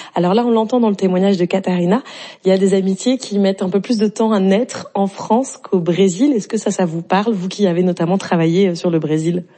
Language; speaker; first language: French; native; French